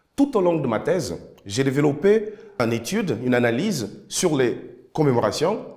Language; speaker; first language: French; non-native, fluent; Kabuverdianu